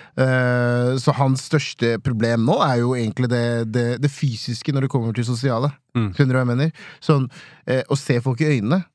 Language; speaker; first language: Norwegian; non-native, fluent; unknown